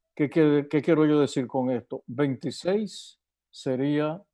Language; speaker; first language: Spanish; native; Spanish